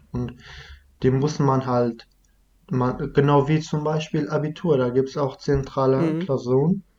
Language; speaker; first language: German; non-native, fluent; Kurdish